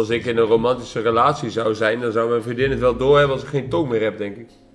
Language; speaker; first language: Dutch; native; Dutch